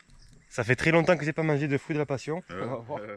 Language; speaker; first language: French; native; French